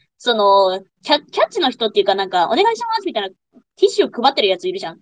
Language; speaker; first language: Japanese; non-native, fluent; English